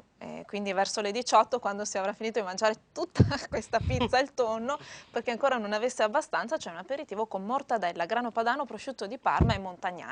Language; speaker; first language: Italian; native; Italian